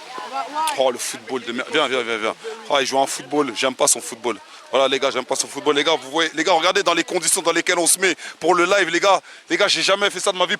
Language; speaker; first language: French; native; French